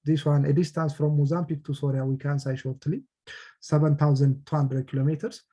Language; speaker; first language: English; non-native, local second language; Amharic